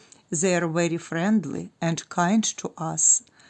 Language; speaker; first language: English; non-native, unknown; Ukrainian